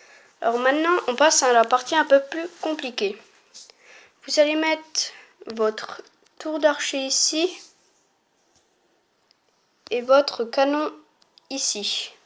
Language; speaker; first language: French; native; French